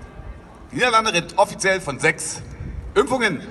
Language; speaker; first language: German; native; German